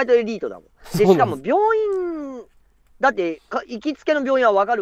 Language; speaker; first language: Japanese; native; Japanese